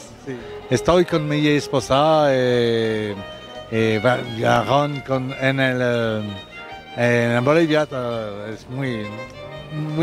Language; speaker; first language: Spanish; non-native, learner; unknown